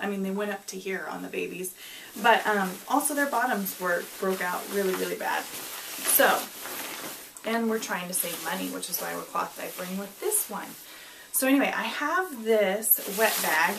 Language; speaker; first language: English; native; English